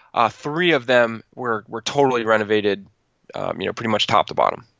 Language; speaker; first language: English; native; English